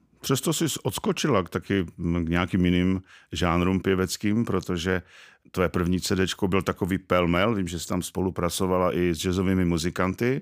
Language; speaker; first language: Czech; native; Czech